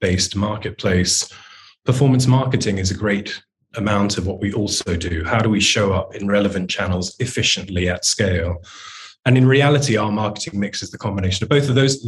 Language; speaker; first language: English; native; English